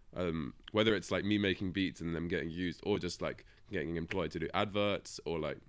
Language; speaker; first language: English; native; English